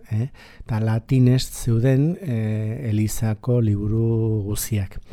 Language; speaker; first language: Basque; native; Basque